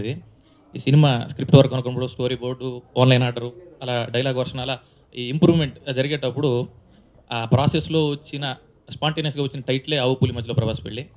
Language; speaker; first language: Telugu; native; Telugu